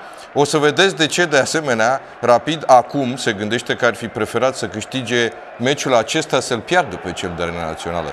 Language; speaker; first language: Romanian; native; Romanian